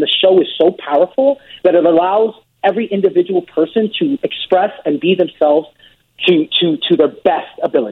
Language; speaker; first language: English; native; English